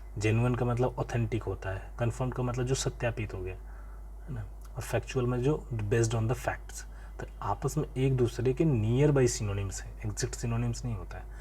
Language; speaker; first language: Hindi; native; Hindi